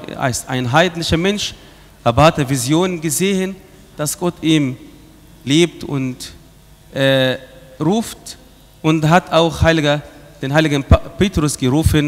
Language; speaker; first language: German; non-native, fluent; Arabic